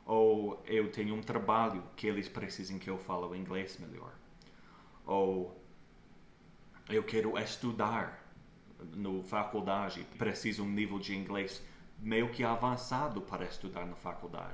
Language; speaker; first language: Portuguese; non-native, fluent; English